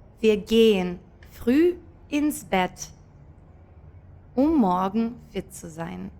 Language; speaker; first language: German; non-native, fluent; Ukrainian